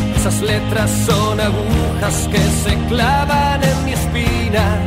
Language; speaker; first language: Spanish; native; Spanish